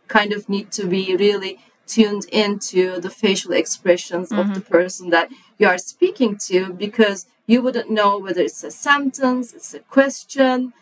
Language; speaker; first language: English; non-native, fluent; Turkish